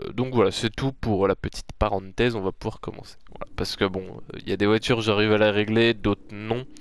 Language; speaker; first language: French; native; French